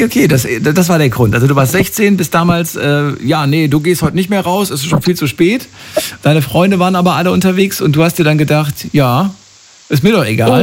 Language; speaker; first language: German; native; German